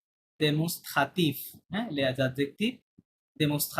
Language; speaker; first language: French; non-native, fluent; Bangla